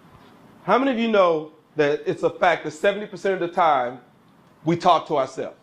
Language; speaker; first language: English; native; English